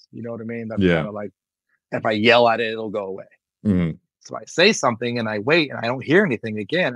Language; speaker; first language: English; native; English